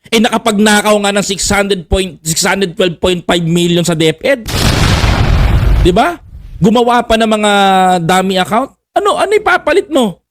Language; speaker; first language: Filipino; native; Filipino